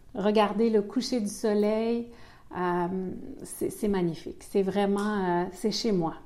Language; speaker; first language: French; native; French